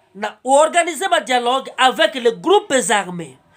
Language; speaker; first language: French; non-native, local second language; Swahili